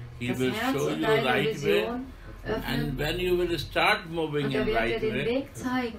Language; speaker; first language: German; non-native, learner; Hindi